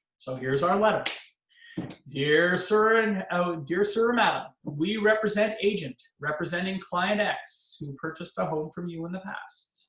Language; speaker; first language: English; native; English